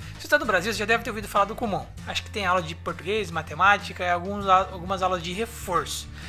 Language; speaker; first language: Portuguese; native; Portuguese